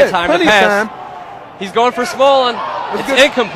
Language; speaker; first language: English; native; English